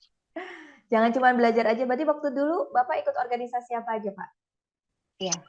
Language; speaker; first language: Indonesian; native; Indonesian